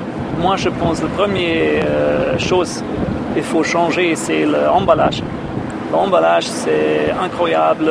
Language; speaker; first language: French; non-native, learner; German